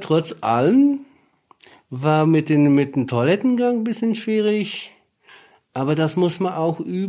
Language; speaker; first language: German; non-native, learner; Polish